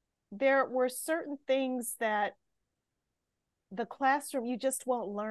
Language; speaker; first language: English; native; English